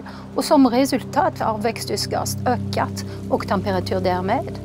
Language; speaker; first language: Swedish; non-native, fluent; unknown